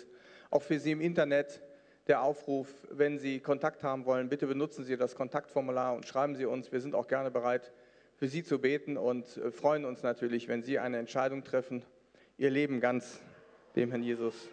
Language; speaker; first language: German; native; German